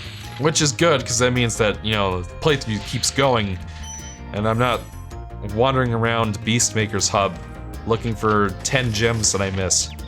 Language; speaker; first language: English; native; English